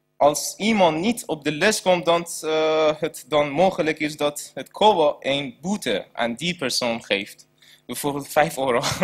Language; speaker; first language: Dutch; non-native, learner; Persian